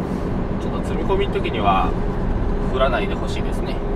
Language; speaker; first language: Japanese; native; Japanese